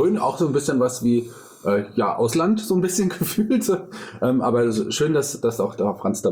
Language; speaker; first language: German; native; German